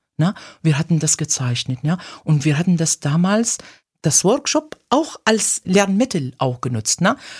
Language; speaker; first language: German; non-native, fluent; Arabic